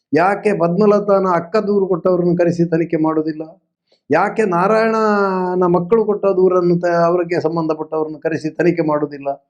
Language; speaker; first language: Kannada; non-native, local second language; Tulu